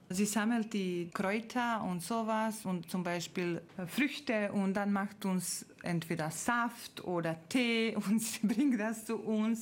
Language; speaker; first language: German; non-native, fluent; Serbian